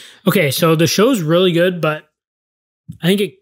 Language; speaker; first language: English; native; English